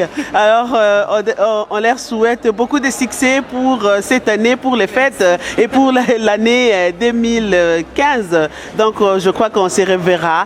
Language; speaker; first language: French; non-native, local second language; Lingala